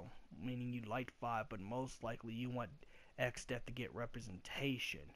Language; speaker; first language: English; native; English